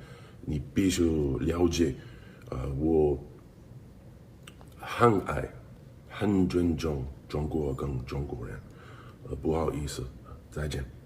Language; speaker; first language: Chinese; non-native, learner; English